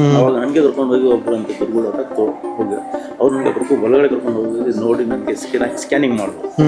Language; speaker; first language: Kannada; non-native, local second language; Urdu